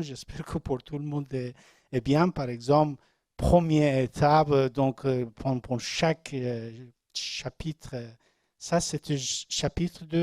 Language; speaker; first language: French; non-native, learner; Persian